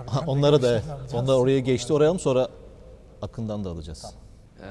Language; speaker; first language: Turkish; native; Turkish